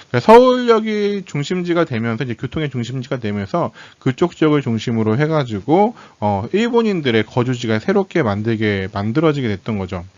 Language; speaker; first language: Korean; native; Korean